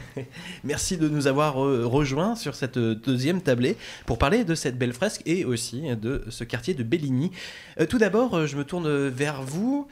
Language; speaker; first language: French; native; French